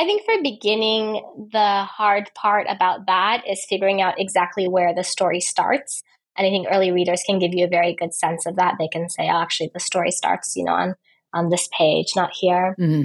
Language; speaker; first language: English; native; English